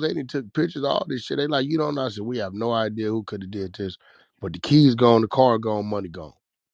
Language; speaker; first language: English; native; English